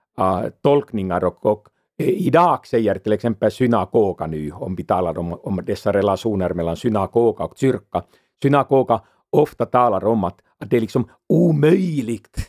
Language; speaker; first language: Swedish; non-native, fluent; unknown